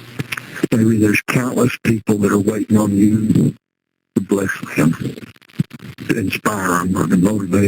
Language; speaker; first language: English; native; English